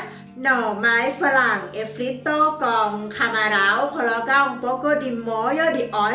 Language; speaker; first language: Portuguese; non-native, learner; Thai